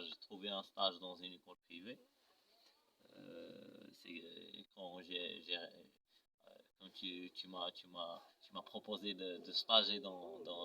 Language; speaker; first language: French; non-native, local second language; Arabic